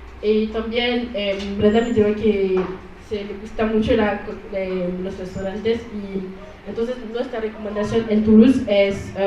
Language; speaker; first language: Spanish; non-native, learner; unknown